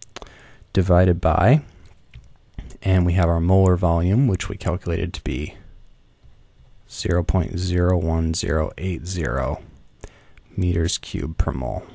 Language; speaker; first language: English; native; English